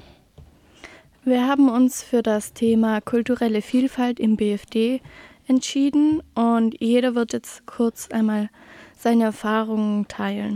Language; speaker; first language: German; native; German